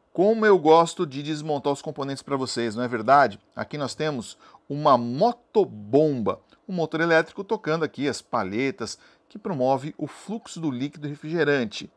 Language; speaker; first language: Portuguese; native; Portuguese